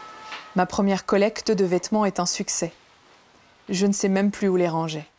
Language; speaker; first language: French; native; French